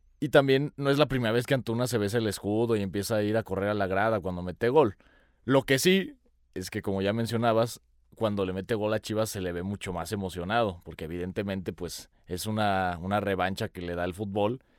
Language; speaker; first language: Spanish; native; Spanish